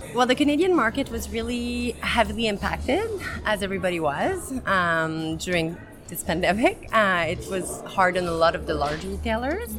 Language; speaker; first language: English; native; English